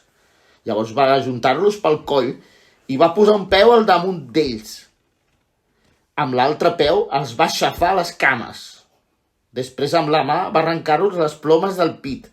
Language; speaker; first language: Catalan; native; Catalan